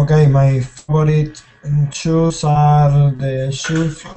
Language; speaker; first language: English; non-native, learner; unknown